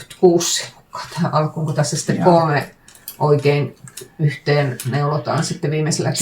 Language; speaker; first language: Finnish; native; Finnish